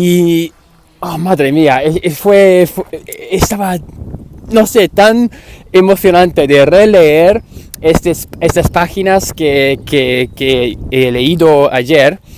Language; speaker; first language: Spanish; non-native, fluent; English